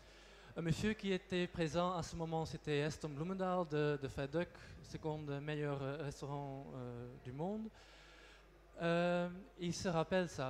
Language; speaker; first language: French; non-native, local second language; Dutch